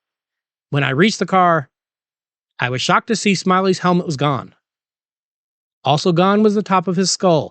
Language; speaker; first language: English; native; English